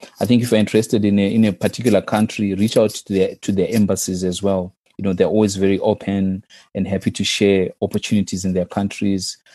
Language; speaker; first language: English; non-native, local second language; Shona